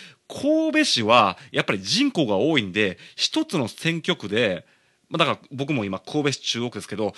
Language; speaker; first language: Japanese; native; Japanese